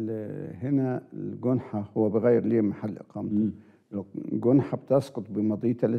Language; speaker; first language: Arabic; native; Arabic